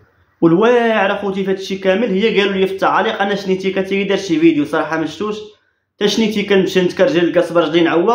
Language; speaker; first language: Arabic; native; Arabic